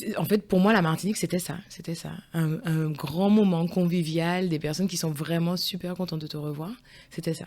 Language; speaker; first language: French; early bilingual, other home language; Guadeloupean Creole French